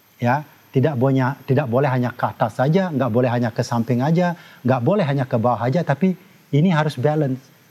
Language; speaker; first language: Indonesian; non-native, local second language; Balinese